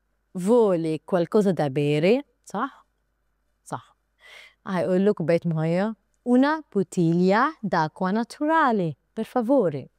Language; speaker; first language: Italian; non-native, learner; Arabic